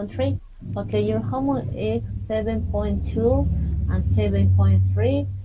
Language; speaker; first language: English; non-native, fluent; Spanish